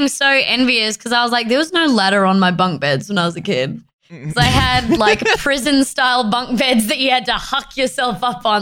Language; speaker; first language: English; native; English